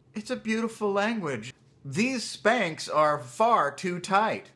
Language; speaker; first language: English; native; English